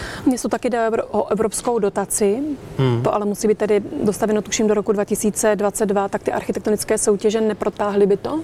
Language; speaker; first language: Czech; native; Czech